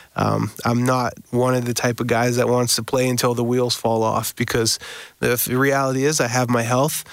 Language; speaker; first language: English; native; English